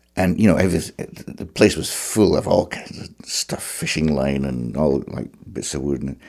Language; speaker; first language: English; native; English